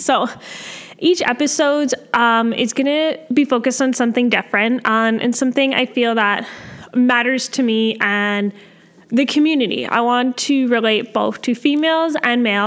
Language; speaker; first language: English; native; English